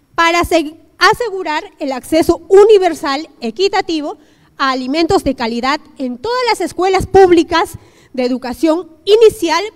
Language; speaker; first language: Spanish; native; Spanish